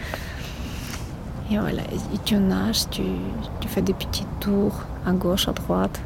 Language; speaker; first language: French; non-native, fluent; Ukrainian